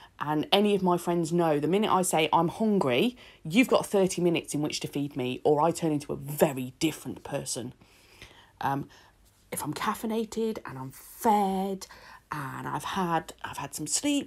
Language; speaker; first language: English; native; English